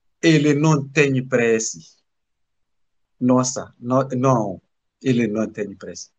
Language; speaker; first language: Portuguese; non-native, learner; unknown